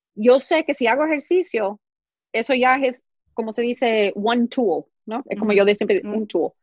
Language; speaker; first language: Spanish; early bilingual, heritage; Spanish